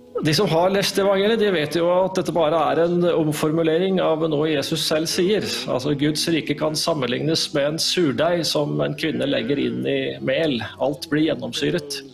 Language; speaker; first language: Norwegian; native; Norwegian